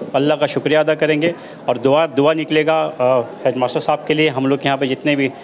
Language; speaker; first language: Hindi; non-native, local second language; Urdu